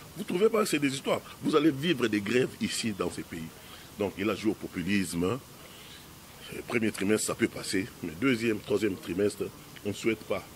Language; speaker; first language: French; non-native, local second language; Lingala